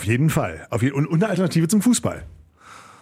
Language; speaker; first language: German; native; German